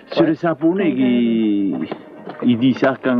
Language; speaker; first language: French; non-native, local second language; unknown